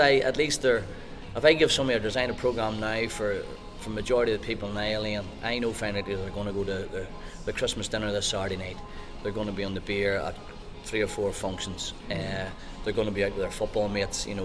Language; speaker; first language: English; native; English